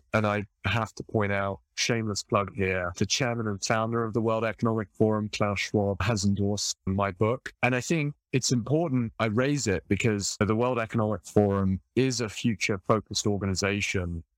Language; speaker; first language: English; native; English